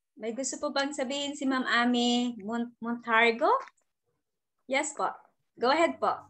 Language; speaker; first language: Filipino; native; Filipino